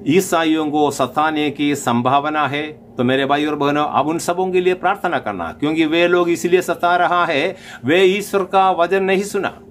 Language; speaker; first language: Hindi; non-native, local second language; Malayalam